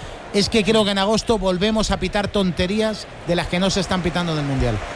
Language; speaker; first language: Spanish; native; Spanish